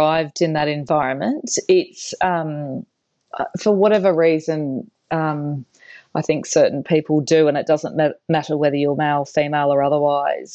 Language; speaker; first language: English; native; English